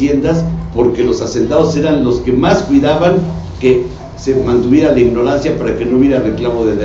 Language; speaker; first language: Spanish; native; Spanish